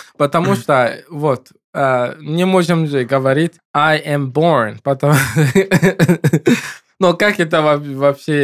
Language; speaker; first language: Russian; non-native, learner; English